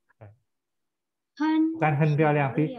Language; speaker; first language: Chinese; non-native, learner; Indonesian